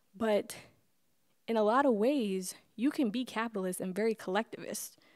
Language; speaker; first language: English; native; English